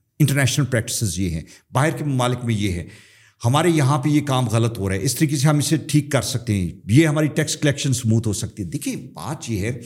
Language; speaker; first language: Urdu; native; Urdu